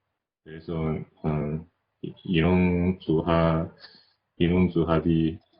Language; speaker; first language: Korean; non-native, learner; Chinese